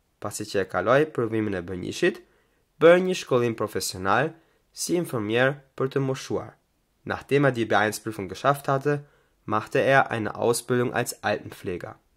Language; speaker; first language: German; non-native, fluent; Albanian